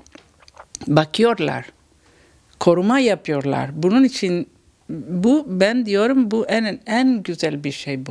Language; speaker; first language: Turkish; non-native, learner; Italian